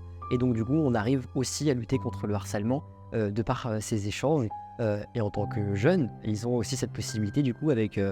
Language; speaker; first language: French; native; French